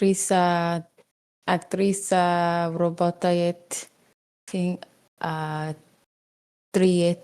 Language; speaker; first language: Russian; non-native, learner; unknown